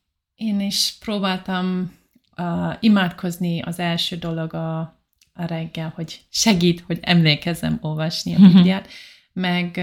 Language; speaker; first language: Hungarian; non-native, learner; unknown